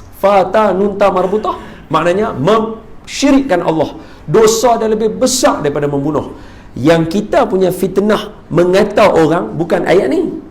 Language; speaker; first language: Malay; native; Malay